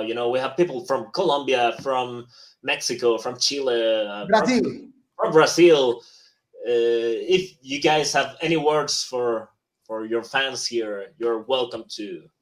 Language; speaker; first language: English; non-native, fluent; Spanish